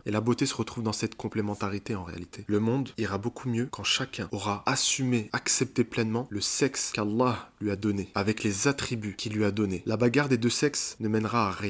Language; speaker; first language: French; native; French